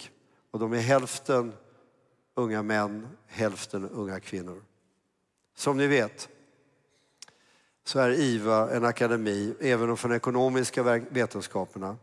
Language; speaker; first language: Swedish; native; Swedish